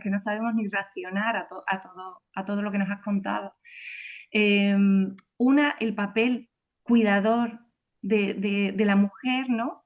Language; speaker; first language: Spanish; native; Spanish